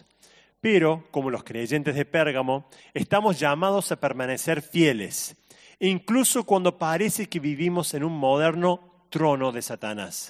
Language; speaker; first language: Spanish; native; Spanish